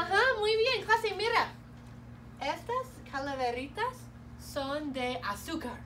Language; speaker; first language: Spanish; non-native, fluent; English